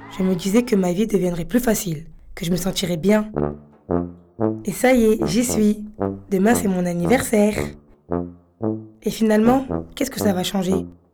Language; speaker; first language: French; native; French